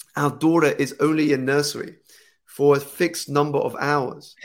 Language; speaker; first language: English; native; English